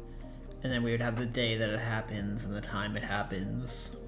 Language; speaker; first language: English; native; English